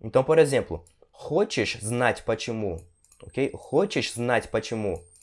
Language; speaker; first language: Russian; non-native, fluent; Portuguese